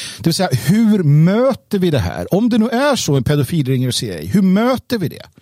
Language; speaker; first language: Swedish; native; Swedish